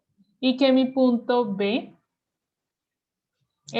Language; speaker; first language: Spanish; native; Spanish